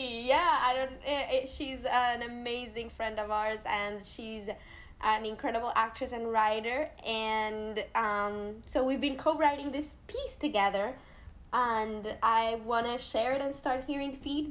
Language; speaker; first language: English; non-native, fluent; Spanish